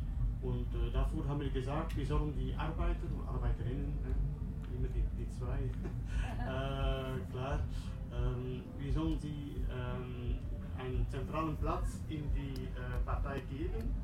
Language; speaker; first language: German; non-native, learner; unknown